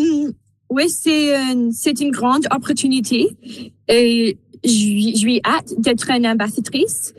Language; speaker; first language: French; non-native, local second language; English